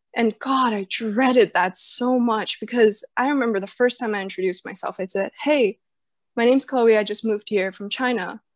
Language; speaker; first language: English; early bilingual, other home language; Chinese